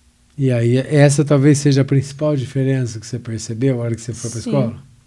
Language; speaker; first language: Portuguese; native; Portuguese